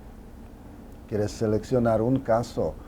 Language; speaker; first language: Spanish; non-native, fluent; Czech